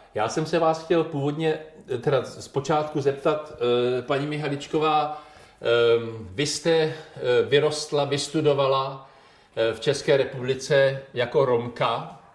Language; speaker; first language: Czech; native; Czech